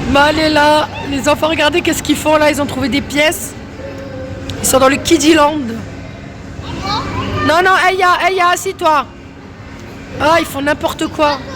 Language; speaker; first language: French; native; French